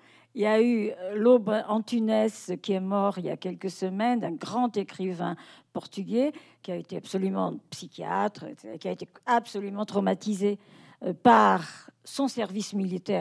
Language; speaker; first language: French; non-native, fluent; Portuguese